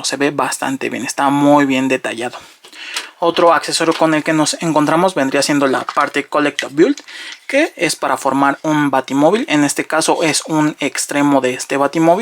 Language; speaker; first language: Spanish; native; Spanish